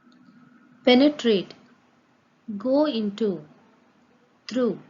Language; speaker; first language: English; non-native, local second language; Telugu